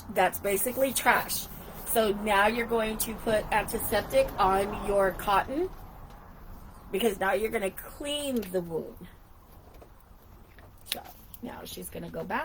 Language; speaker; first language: English; native; English